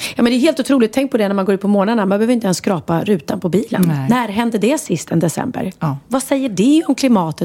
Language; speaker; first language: Swedish; native; Swedish